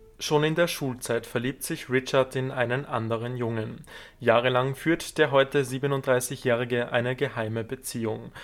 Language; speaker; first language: German; native; German